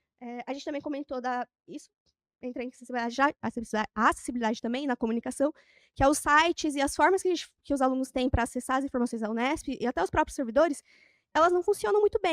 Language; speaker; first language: Portuguese; native; Portuguese